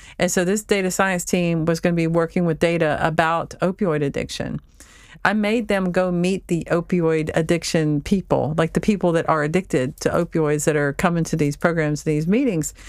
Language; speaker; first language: English; native; English